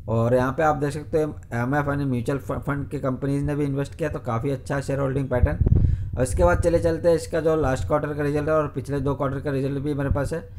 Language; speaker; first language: Hindi; native; Hindi